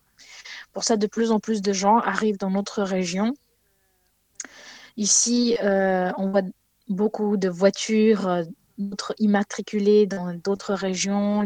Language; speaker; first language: French; non-native, fluent; Ukrainian